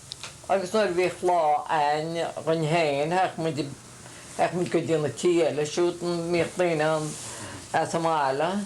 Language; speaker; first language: Irish; native; Irish